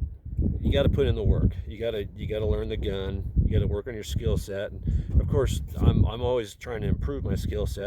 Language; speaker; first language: English; native; English